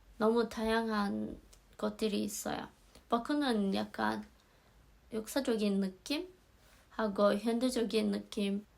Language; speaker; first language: Korean; non-native, fluent; Azerbaijani